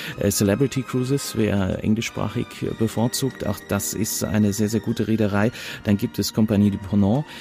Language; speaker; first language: German; native; German